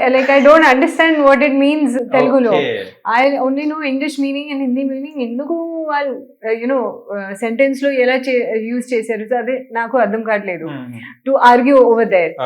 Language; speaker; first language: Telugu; non-native, learner; Hindi